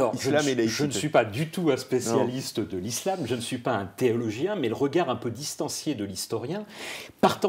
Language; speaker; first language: French; native; French